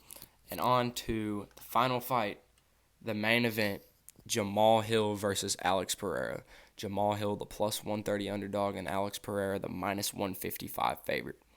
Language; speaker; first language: English; native; English